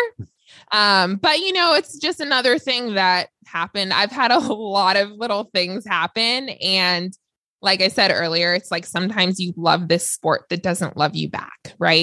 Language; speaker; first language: English; native; English